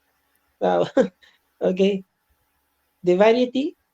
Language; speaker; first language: English; non-native, learner; Spanish